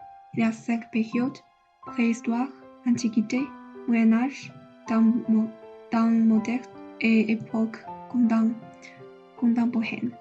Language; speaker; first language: French; non-native, learner; Chinese